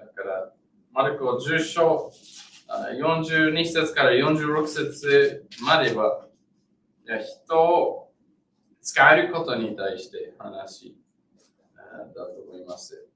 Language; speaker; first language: Japanese; non-native, fluent; English